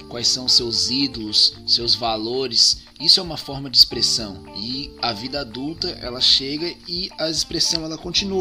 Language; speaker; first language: Portuguese; native; Portuguese